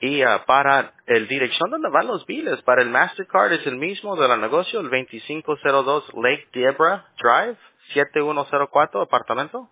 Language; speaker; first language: Spanish; early bilingual, heritage; Spanish